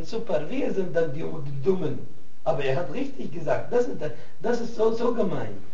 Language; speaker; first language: German; non-native, fluent; Arabic